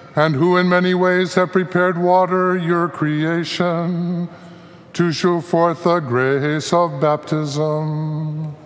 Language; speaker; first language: English; native; English